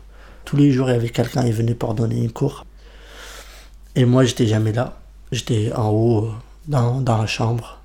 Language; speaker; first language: French; non-native, fluent; Kurdish